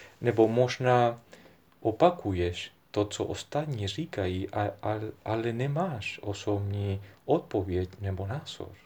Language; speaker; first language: Czech; non-native, fluent; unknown